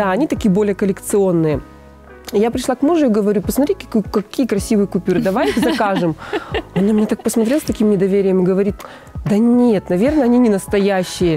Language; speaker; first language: Russian; native; Russian